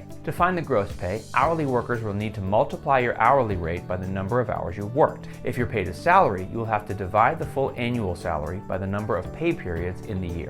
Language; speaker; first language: English; native; English